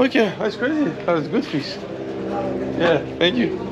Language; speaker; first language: English; non-native, learner; French